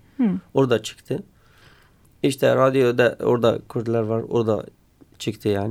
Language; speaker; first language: Turkish; non-native, learner; Kurdish